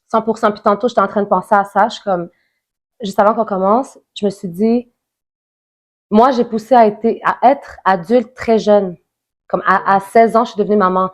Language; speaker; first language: French; native; French